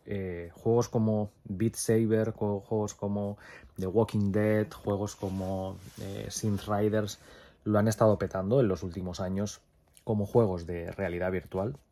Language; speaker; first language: Spanish; native; Spanish